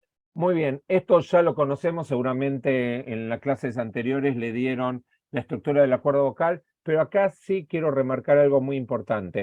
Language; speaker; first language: Spanish; native; Spanish